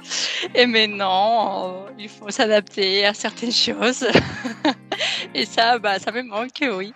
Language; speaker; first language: French; non-native, fluent; Spanish